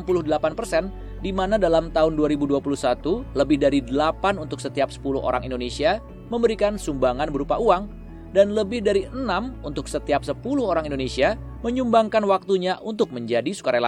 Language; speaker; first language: Indonesian; native; Indonesian